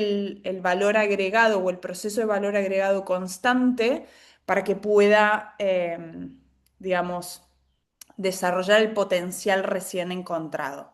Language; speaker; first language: Spanish; native; Spanish